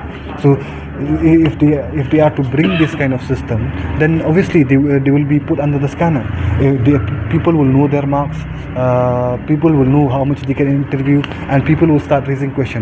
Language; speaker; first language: English; non-native, local second language; Khasi